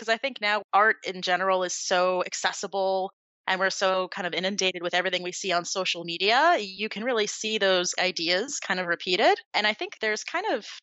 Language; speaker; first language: English; native; English